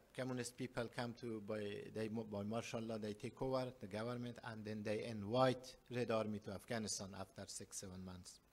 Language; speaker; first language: English; non-native, learner; Persian